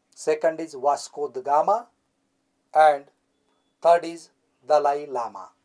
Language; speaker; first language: English; non-native, local second language; Marathi